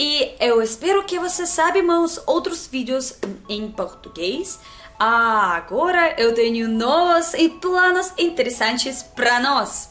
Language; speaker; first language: Portuguese; non-native, learner; Russian